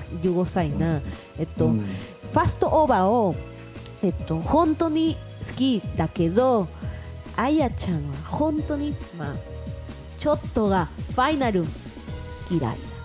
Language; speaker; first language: Japanese; non-native, learner; Spanish